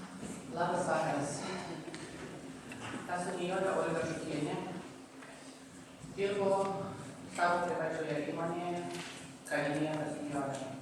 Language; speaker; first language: Lithuanian; native; Lithuanian